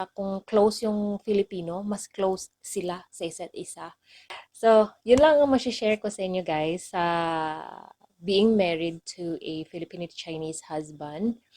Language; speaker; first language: Filipino; non-native, local second language; Cebuano